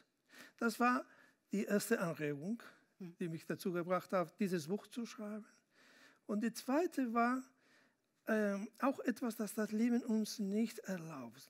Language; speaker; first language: German; non-native, fluent; Spanish